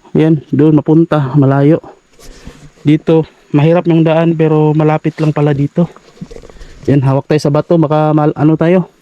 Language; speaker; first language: Filipino; native; Filipino